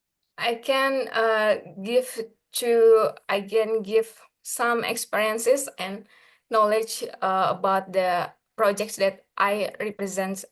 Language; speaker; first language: English; non-native, learner; Indonesian